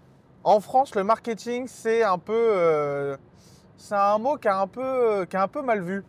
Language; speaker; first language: French; native; French